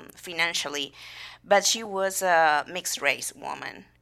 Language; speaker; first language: English; non-native, fluent; Spanish